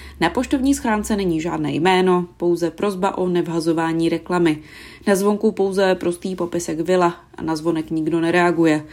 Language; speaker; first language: Czech; native; Czech